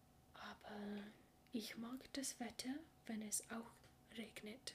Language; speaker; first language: German; non-native, learner; English